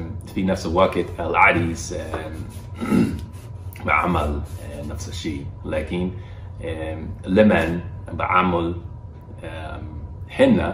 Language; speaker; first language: Arabic; non-native, learner; English